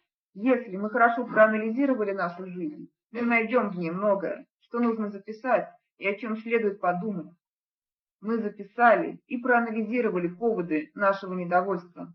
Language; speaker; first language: Russian; native; Russian